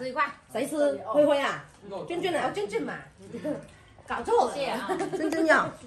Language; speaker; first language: Chinese; native; Chinese